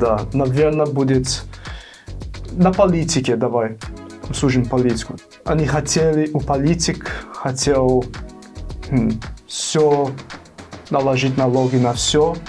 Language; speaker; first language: Russian; non-native, fluent; English